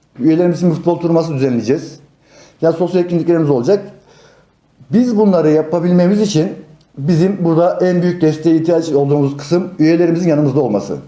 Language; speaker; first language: Turkish; native; Turkish